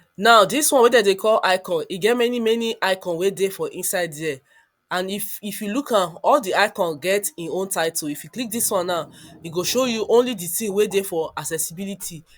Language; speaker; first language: Nigerian Pidgin; non-native, local second language; Yoruba